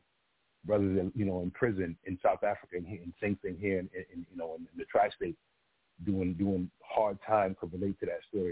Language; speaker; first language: English; non-native, local second language; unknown